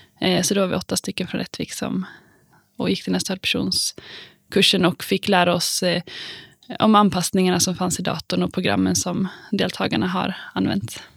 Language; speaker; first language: Swedish; native; Swedish